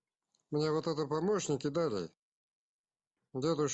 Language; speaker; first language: Russian; non-native, local second language; Kazakh